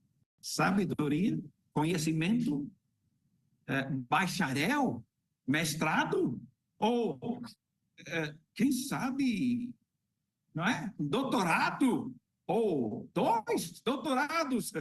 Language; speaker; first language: Portuguese; non-native, fluent; English